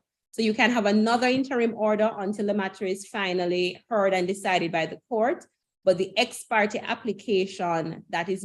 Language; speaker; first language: English; native; English